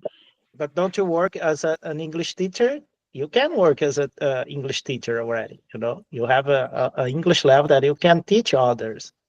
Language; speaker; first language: English; non-native, fluent; Portuguese